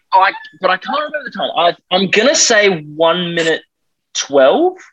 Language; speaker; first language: English; native; English